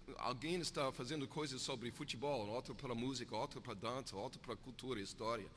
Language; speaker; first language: Portuguese; non-native, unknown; English